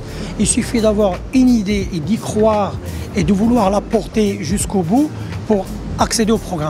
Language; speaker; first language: French; non-native, local second language; Arabic